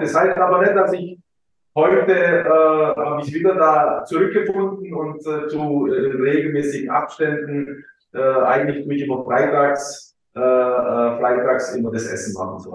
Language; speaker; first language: German; early bilingual, other home language; Croatian